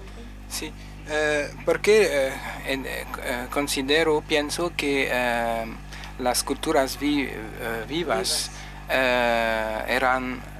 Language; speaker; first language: Spanish; non-native, learner; French